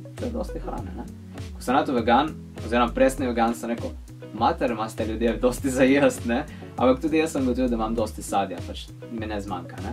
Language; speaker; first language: Slovenian; native; Slovenian